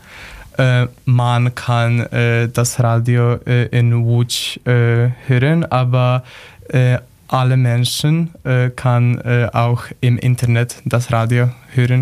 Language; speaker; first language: German; non-native, learner; Polish